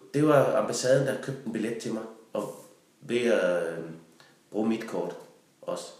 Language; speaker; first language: Danish; native; Danish